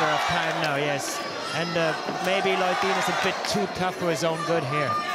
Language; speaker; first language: English; non-native, fluent; German